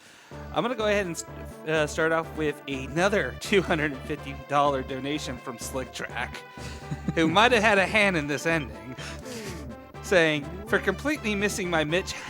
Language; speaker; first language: English; native; English